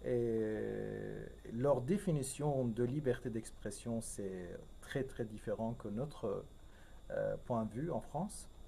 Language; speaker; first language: French; non-native, fluent; Persian